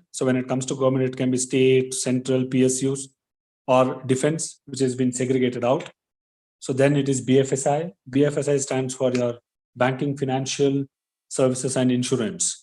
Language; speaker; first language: English; non-native, local second language; Kannada